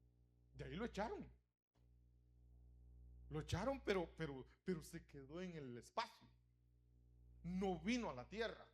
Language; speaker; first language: Spanish; native; Spanish